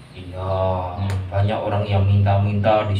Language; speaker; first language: Indonesian; non-native, local second language; Javanese